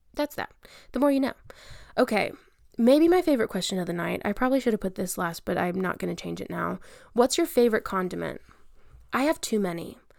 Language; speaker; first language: English; native; English